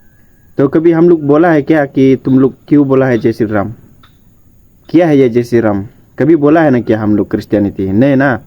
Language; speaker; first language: Hindi; non-native, local second language; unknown